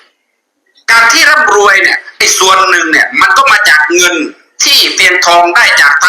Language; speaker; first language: Thai; native; Thai